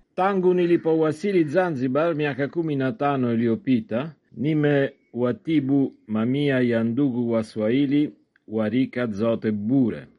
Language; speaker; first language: Swahili; non-native, learner; Italian